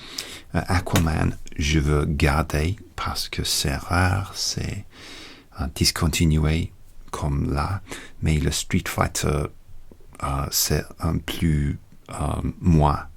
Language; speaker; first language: French; non-native, learner; English